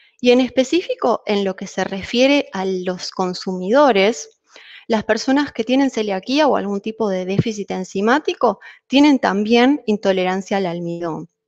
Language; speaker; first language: Spanish; native; Spanish